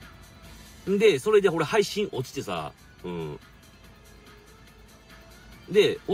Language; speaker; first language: Japanese; native; Japanese